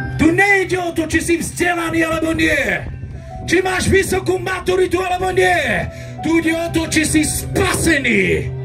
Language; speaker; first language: Slovak; non-native, local second language; Romany